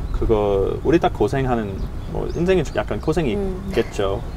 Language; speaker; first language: Korean; non-native, fluent; English